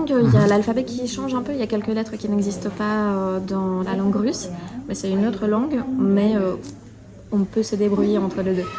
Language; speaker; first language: French; non-native, fluent; Russian